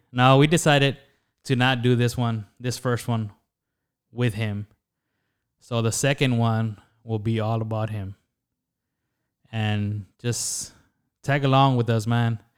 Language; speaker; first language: English; early bilingual, other home language; Spanish